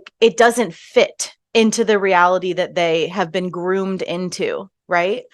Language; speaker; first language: English; native; English